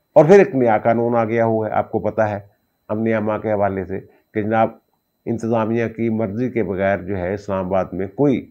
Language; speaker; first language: Urdu; non-native, local second language; Punjabi